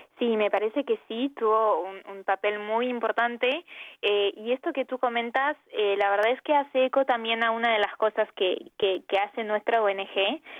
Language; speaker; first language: Spanish; early bilingual, heritage; Spanish